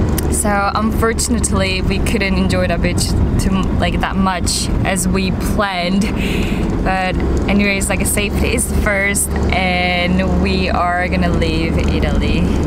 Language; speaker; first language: English; non-native, fluent; Korean